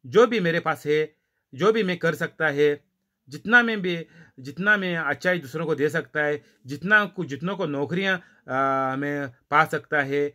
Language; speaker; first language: Hindi; non-native, local second language; Marathi